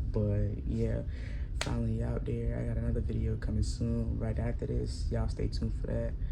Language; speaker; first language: English; native; English